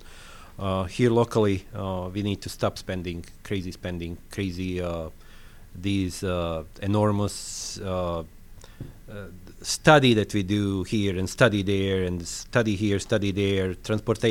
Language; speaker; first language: English; non-native, fluent; French